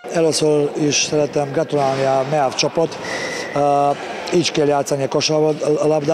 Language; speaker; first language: Hungarian; non-native, learner; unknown